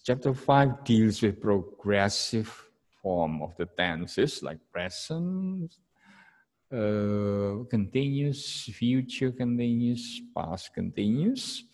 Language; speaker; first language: English; non-native, fluent; Indonesian